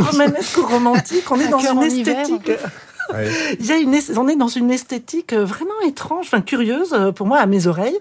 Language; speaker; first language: French; native; French